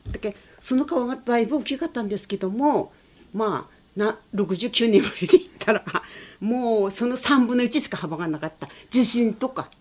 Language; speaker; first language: Japanese; native; Japanese